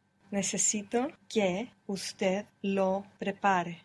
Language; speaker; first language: Spanish; non-native, learner; English